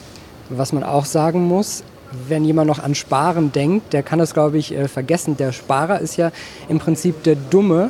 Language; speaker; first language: German; native; German